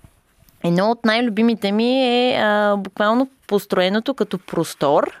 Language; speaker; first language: Bulgarian; native; Bulgarian